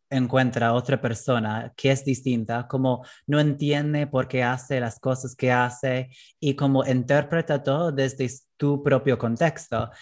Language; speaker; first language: Spanish; non-native, fluent; English